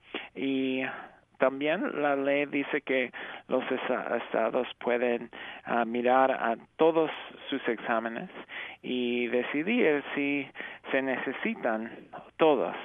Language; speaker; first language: Spanish; early bilingual, heritage; English